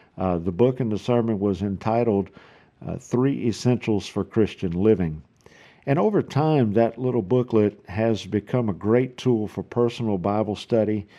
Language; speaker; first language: English; native; English